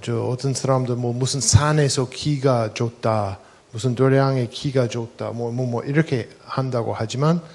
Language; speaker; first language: Korean; non-native, fluent; English